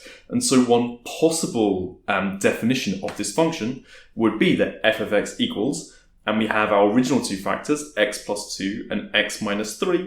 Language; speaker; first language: English; native; English